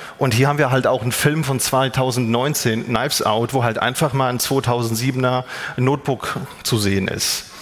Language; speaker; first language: German; native; German